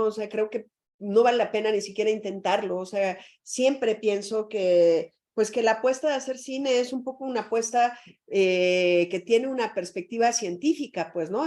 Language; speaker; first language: Spanish; native; Spanish